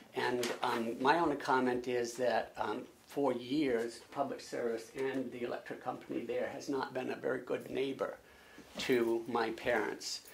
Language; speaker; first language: English; native; English